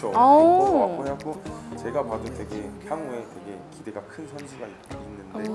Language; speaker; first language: Korean; native; Korean